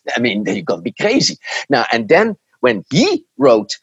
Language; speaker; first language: English; non-native, fluent; Dutch